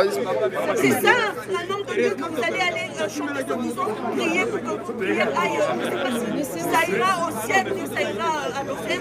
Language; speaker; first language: French; non-native, local second language; Lingala